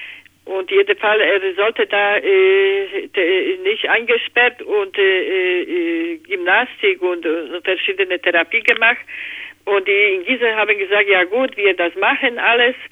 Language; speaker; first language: German; non-native, learner; Polish